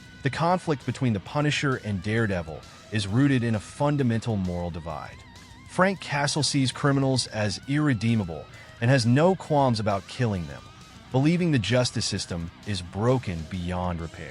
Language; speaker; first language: English; native; English